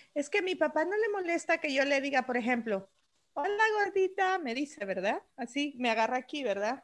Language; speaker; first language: Spanish; native; Spanish